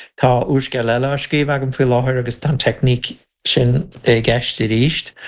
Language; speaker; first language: Irish; non-native, local second language; English